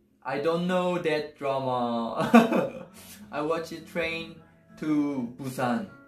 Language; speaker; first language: English; non-native, learner; Korean